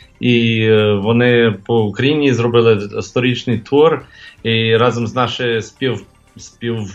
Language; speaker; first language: Ukrainian; early bilingual, heritage; English